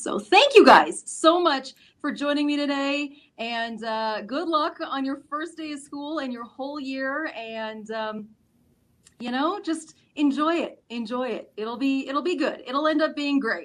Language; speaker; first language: English; native; English